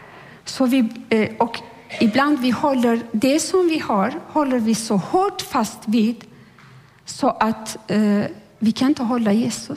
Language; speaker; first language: Swedish; non-native, fluent; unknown